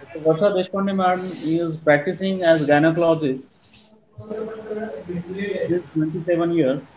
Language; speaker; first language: English; non-native, local second language; Marathi